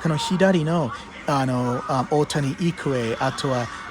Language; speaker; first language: Japanese; non-native, fluent; English